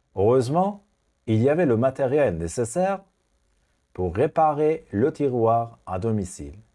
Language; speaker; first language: French; non-native, fluent; Persian